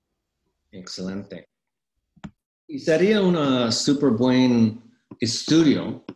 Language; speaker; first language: Spanish; non-native, fluent; English